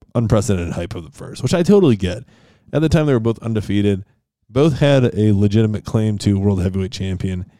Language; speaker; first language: English; native; English